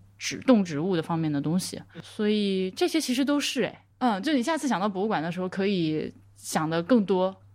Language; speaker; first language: Chinese; native; Chinese